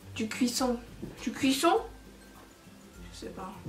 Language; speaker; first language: French; early bilingual, heritage; French